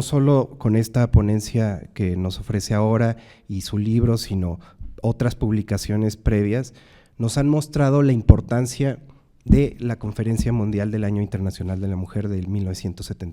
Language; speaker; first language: Spanish; native; Spanish